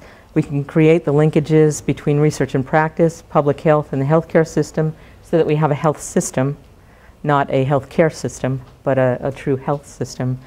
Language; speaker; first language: English; native; English